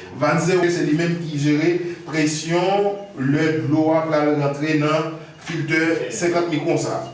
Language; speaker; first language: Haitian Creole; native; Haitian Creole